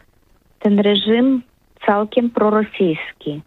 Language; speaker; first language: Polish; non-native, learner; Russian